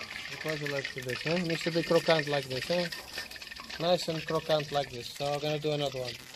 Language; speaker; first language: English; non-native, fluent; Portuguese